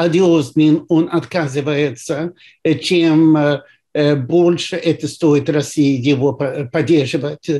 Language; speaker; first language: Russian; non-native, fluent; Swedish